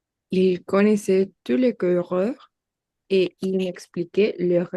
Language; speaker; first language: French; non-native, learner; Spanish